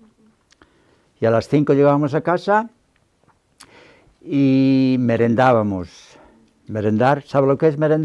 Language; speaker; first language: Spanish; native; Spanish